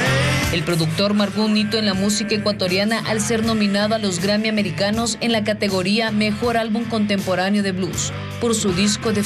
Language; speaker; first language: Spanish; native; Spanish